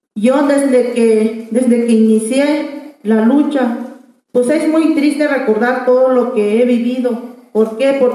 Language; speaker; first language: Spanish; non-native, local second language; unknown